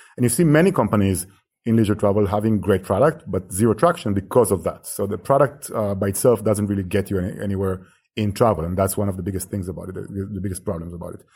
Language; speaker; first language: English; non-native, fluent; Hebrew